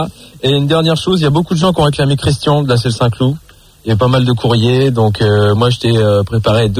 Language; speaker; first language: French; native; French